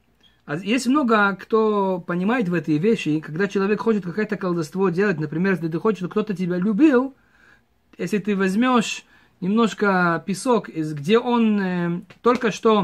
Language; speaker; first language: Russian; early bilingual, heritage; Hebrew